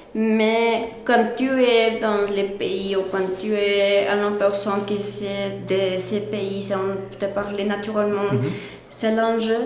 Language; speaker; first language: French; non-native, learner; Spanish